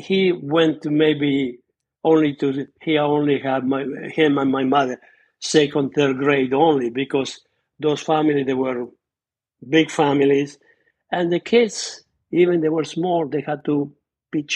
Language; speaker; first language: English; non-native, fluent; Spanish